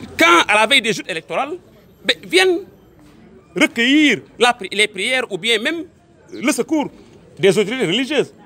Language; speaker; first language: French; non-native, local second language; Wolof